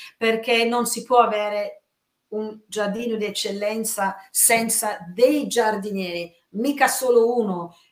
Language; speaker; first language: Italian; non-native, fluent; English